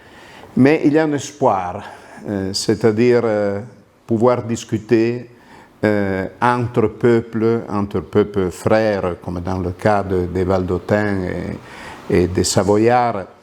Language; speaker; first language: French; non-native, local second language; Italian